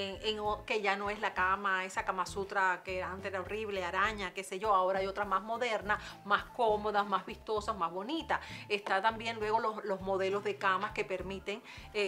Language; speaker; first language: Spanish; native; Spanish